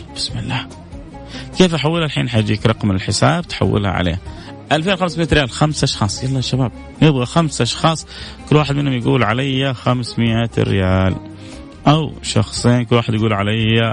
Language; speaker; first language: Arabic; native; Arabic